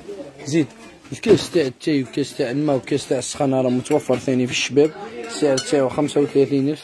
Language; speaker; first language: Arabic; native; Arabic